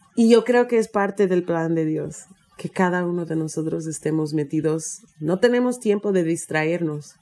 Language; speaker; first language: Spanish; non-native, fluent; English